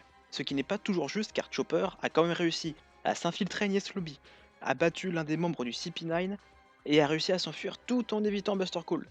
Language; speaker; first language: French; native; French